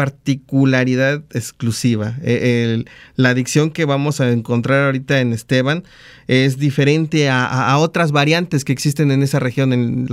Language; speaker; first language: Spanish; native; Spanish